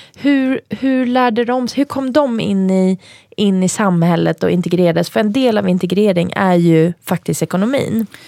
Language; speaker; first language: Swedish; early bilingual, other home language; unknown